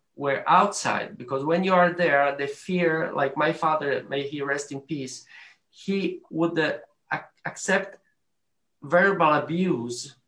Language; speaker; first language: English; non-native, learner; Arabic